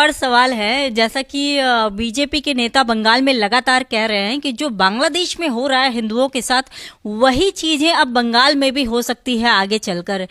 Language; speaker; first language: Hindi; native; Hindi